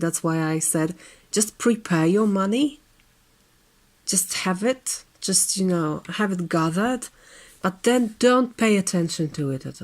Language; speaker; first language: English; non-native, fluent; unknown